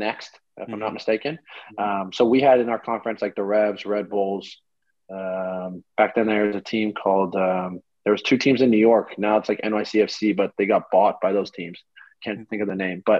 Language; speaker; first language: English; early bilingual, other home language; Greek